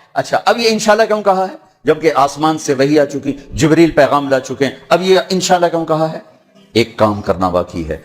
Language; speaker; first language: Urdu; non-native, local second language; Punjabi